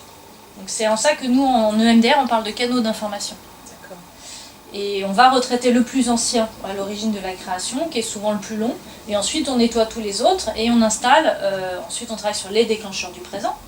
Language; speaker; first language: French; native; French